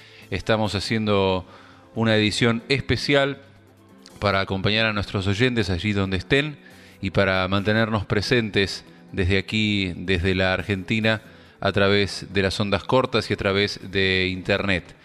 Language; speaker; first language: Spanish; native; Spanish